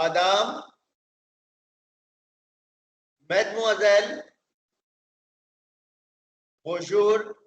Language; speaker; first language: French; non-native, fluent; Hindi